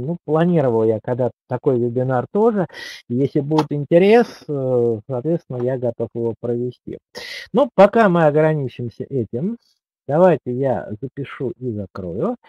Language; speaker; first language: Russian; native; Russian